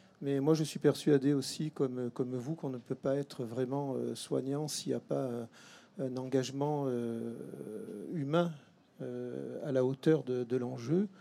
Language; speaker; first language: French; native; French